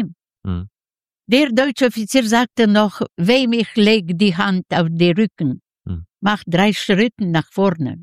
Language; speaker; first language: German; non-native, learner; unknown